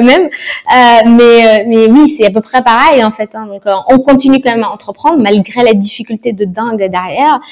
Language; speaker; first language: French; non-native, local second language; Arabic